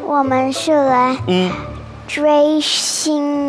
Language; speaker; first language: Chinese; early bilingual, heritage; Chinese